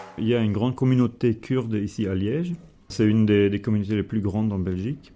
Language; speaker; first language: French; non-native, fluent; German